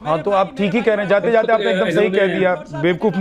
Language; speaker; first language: Hindi; native; Hindi